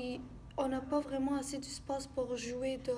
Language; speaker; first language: French; early bilingual, other home language; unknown